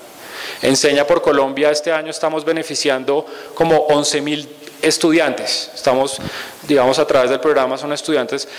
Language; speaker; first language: Spanish; native; Spanish